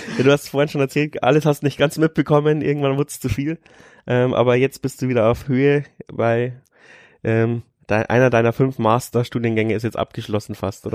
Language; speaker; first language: German; native; German